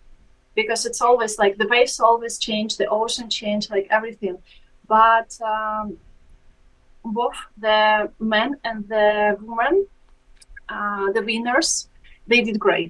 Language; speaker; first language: English; non-native, fluent; Ukrainian